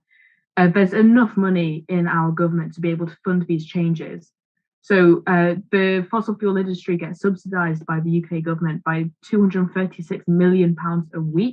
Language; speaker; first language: English; native; English